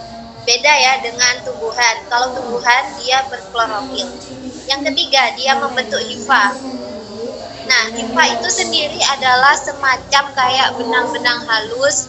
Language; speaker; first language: Indonesian; native; Indonesian